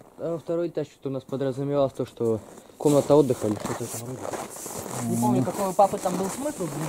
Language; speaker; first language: Russian; native; Russian